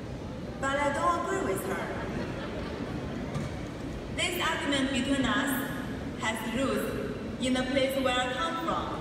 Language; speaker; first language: English; non-native, fluent; Chinese